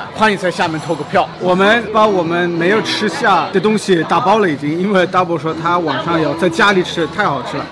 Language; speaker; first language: Chinese; non-native, fluent; German